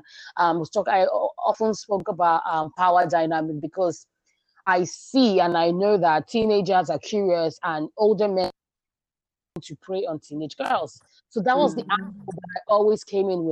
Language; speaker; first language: English; non-native, local second language; Igbo